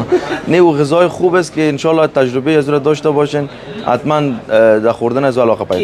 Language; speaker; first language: Persian; native; Persian